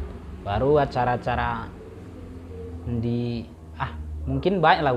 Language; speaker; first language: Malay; non-native, local second language; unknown